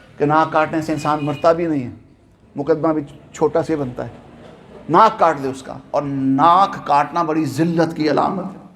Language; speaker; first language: Urdu; non-native, local second language; Punjabi